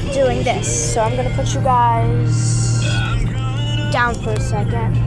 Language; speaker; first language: English; native; English